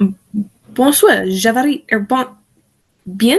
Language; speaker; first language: French; non-native, learner; English